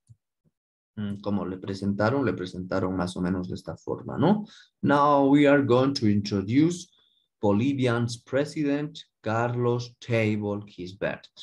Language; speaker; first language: Spanish; native; Spanish